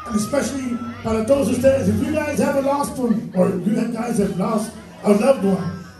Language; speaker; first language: English; early bilingual, other home language; Spanish